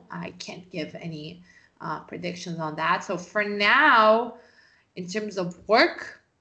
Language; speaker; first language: English; non-native, fluent; Portuguese